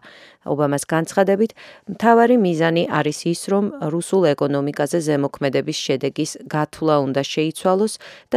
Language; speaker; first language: Georgian; native; Georgian